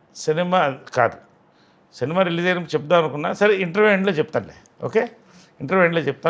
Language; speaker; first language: Telugu; native; Telugu